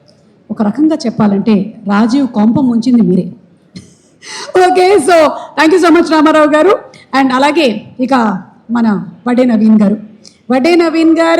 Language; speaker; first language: Telugu; native; Telugu